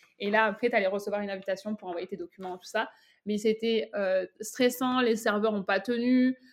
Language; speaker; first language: French; native; French